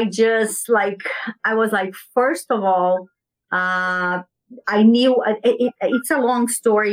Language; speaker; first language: English; non-native, fluent; Portuguese